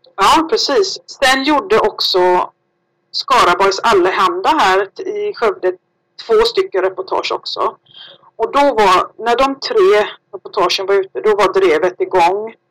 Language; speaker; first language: Swedish; native; Swedish